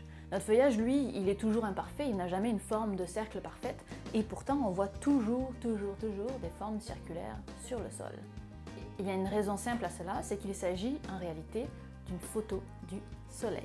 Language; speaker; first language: French; native; French